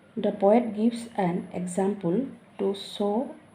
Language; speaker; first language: English; non-native, local second language; Assamese